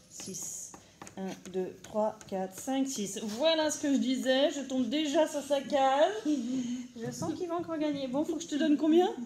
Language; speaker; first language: French; native; French